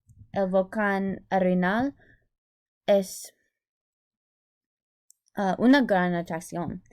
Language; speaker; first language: Spanish; non-native, learner; English